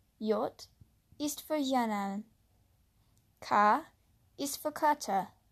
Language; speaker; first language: German; non-native, learner; English